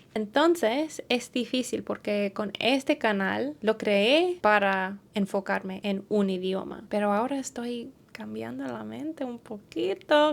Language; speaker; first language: Spanish; early bilingual, heritage; English